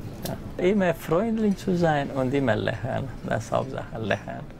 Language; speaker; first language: German; non-native, learner; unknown